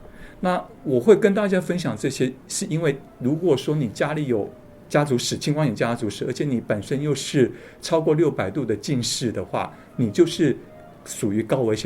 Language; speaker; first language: Chinese; native; Chinese